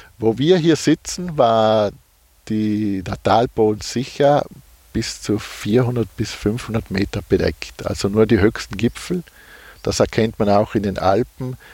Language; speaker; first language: German; native; German